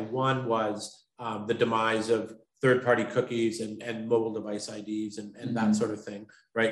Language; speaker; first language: English; native; English